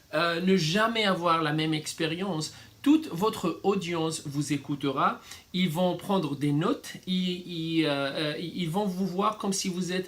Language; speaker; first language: French; non-native, fluent; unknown